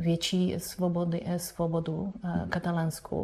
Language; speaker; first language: Czech; non-native, fluent; Spanish